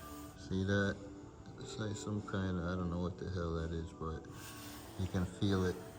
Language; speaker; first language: English; native; English